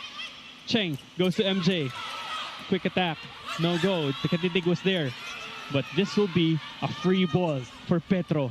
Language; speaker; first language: English; non-native, local second language; Filipino